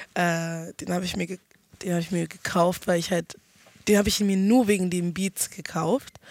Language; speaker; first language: German; early bilingual, other home language; Akan